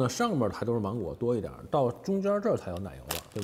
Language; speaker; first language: Chinese; native; Chinese